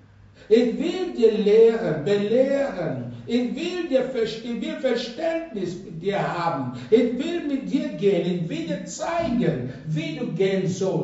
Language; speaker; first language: German; non-native, fluent; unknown